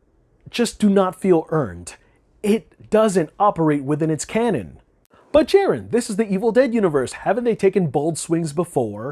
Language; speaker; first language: English; native; English